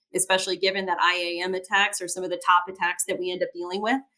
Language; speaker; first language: English; native; English